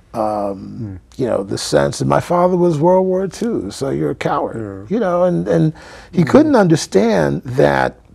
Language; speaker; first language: English; native; English